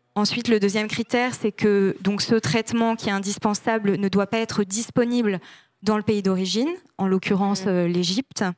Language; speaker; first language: French; native; French